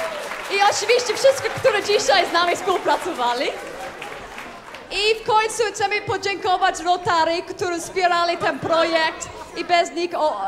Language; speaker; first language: Polish; non-native, learner; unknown